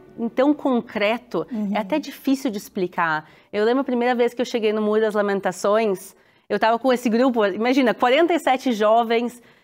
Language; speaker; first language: Portuguese; native; Portuguese